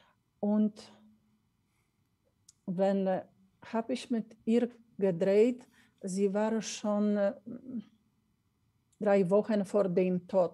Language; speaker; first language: German; non-native, fluent; Polish